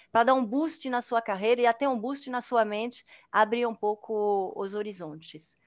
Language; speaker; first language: Portuguese; non-native, fluent; French